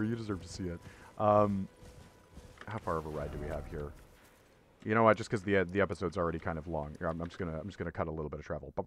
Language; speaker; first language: English; native; English